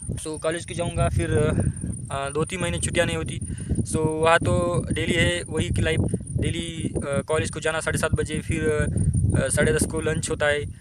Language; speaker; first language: Hindi; non-native, local second language; Marathi